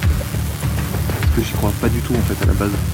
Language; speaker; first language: French; native; French